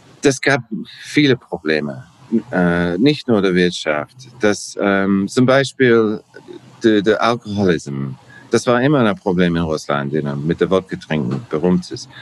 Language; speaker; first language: German; non-native, learner; English